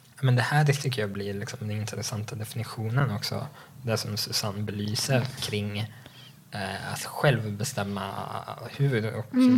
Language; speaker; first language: Swedish; native; Swedish